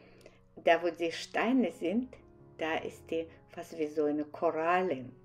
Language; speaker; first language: German; non-native, fluent; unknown